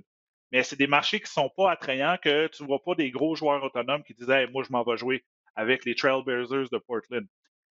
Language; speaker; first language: French; native; French